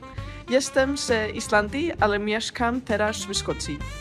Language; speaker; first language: Polish; non-native, learner; Icelandic